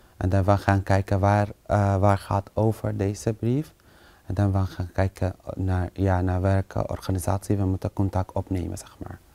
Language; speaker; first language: Dutch; non-native, fluent; Arabic